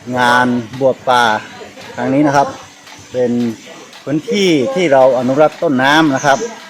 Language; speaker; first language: Thai; non-native, local second language; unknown